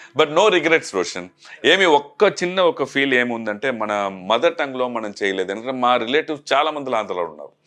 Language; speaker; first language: Telugu; native; Telugu